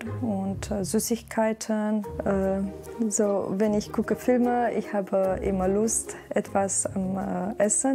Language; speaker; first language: German; non-native, learner; Romanian